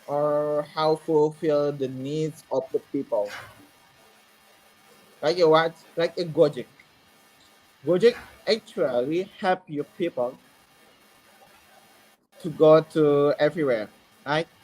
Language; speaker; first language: English; non-native, learner; Indonesian